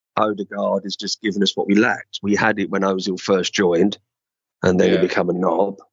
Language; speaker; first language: English; native; English